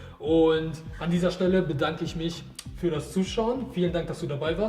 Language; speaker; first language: German; early bilingual, other home language; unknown